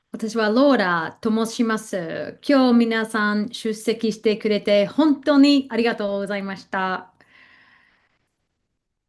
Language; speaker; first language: Japanese; non-native, fluent; English